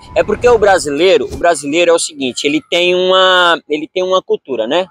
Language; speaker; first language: Portuguese; native; Portuguese